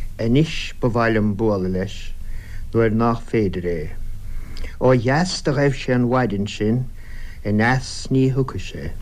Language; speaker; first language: Irish; native; Irish